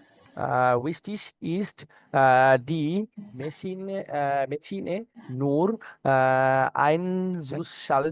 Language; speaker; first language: German; non-native, learner; Bangla